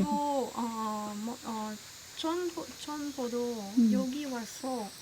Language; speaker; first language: Korean; non-native, learner; French